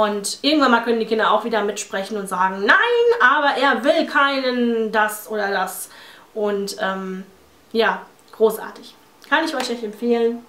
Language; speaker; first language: German; native; German